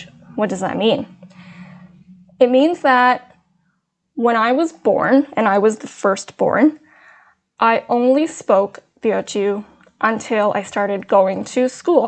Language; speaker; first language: English; early bilingual, other home language; Min Nan Chinese